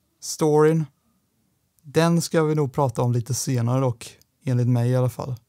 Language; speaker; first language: Swedish; native; Swedish